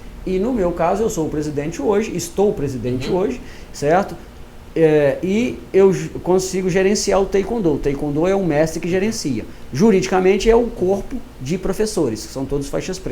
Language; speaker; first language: Portuguese; native; Portuguese